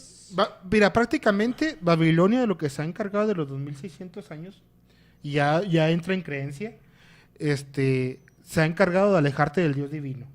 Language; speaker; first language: Spanish; native; Spanish